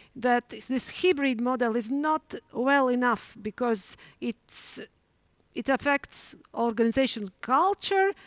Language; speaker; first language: English; non-native, fluent; Latvian